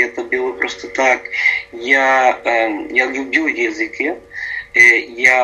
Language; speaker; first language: Russian; non-native, learner; English